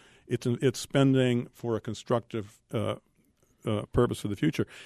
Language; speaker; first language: English; native; English